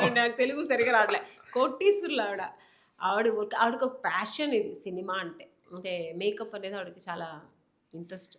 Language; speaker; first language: Telugu; native; Telugu